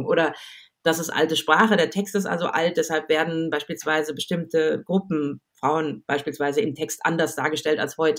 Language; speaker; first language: German; native; German